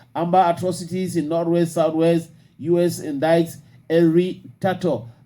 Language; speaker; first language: English; non-native, local second language; French